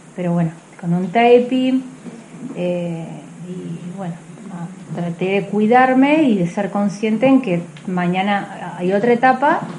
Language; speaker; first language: Spanish; native; Spanish